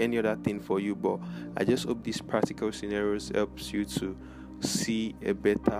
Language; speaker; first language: English; non-native, local second language; Yoruba